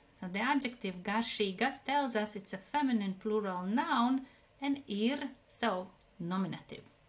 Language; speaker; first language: English; non-native, fluent; Latvian